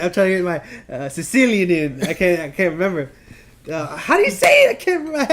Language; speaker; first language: English; native; English